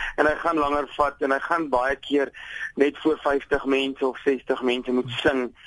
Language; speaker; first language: Afrikaans; native; Afrikaans